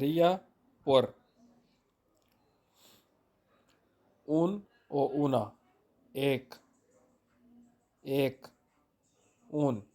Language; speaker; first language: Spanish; non-native, fluent; Urdu